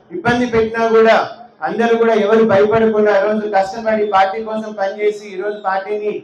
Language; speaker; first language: Telugu; native; Telugu